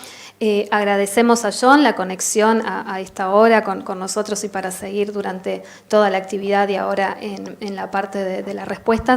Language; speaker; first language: Spanish; native; Spanish